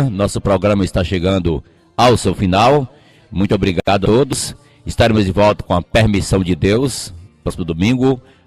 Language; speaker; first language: Portuguese; native; Portuguese